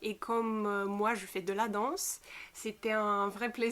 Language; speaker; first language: French; non-native, fluent; Bulgarian